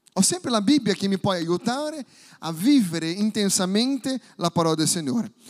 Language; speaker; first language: Italian; non-native, fluent; Portuguese